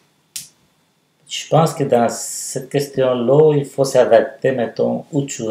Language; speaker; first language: French; non-native, fluent; Spanish